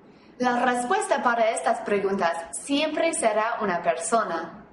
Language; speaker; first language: Spanish; non-native, fluent; English